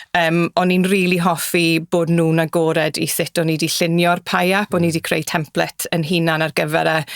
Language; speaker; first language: Welsh; native; Welsh